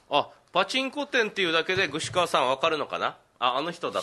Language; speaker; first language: Japanese; native; Japanese